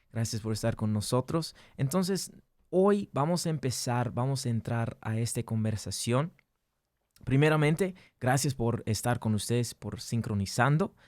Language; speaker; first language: Spanish; early bilingual, heritage; English